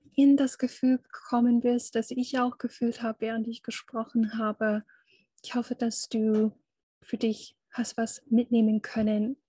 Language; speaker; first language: German; non-native, fluent; English